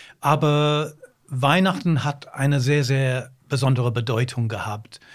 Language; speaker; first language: German; non-native, fluent; English